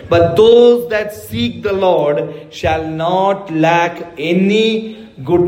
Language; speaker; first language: English; non-native, local second language; Malayalam